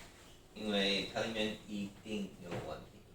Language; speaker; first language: Chinese; non-native, learner; English